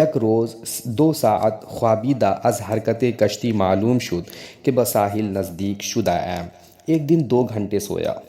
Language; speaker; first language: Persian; non-native, fluent; Urdu